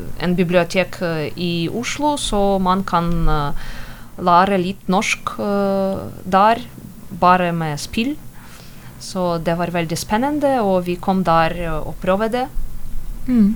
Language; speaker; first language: Norwegian; non-native, learner; Ukrainian